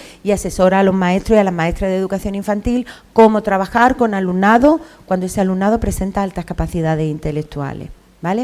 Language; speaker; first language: Spanish; native; Spanish